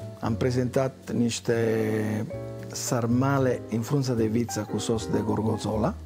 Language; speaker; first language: Romanian; non-native, fluent; Italian